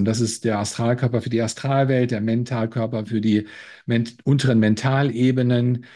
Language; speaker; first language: German; native; German